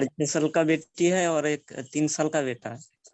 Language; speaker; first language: Hindi; non-native, local second language; Bangla